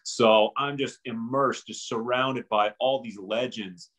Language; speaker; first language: English; native; English